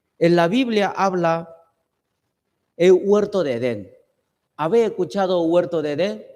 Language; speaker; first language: Spanish; non-native, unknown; Chinese